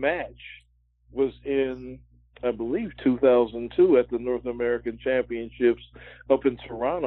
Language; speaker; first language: English; native; English